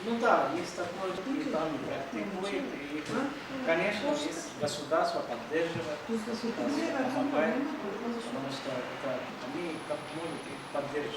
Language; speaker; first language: Russian; non-native, learner; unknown